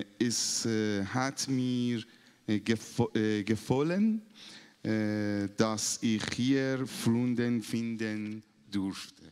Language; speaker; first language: German; non-native, learner; Persian